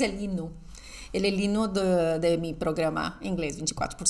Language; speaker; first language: Spanish; non-native, fluent; Portuguese